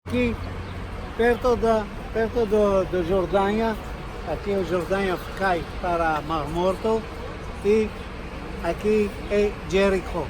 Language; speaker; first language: Portuguese; non-native, learner; Hebrew